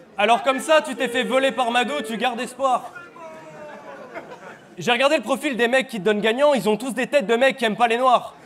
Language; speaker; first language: French; native; French